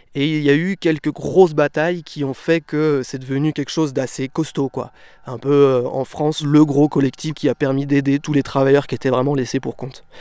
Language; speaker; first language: French; native; French